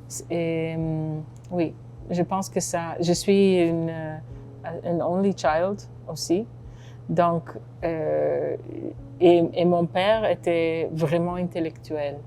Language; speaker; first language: French; non-native, fluent; Hebrew